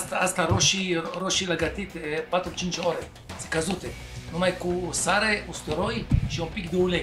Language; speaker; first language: Romanian; non-native, learner; Arabic